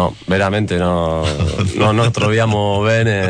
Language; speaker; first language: Italian; non-native, fluent; Spanish